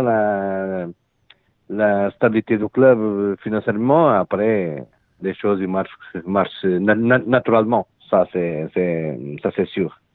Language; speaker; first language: French; non-native, learner; Portuguese